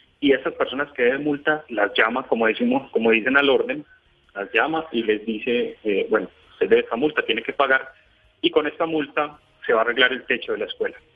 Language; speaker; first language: Spanish; native; Spanish